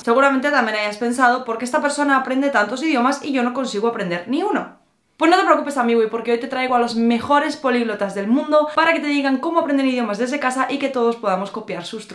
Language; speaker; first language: Spanish; native; Spanish